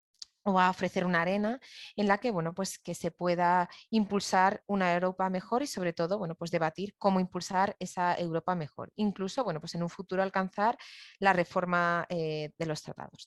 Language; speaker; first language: Spanish; native; Spanish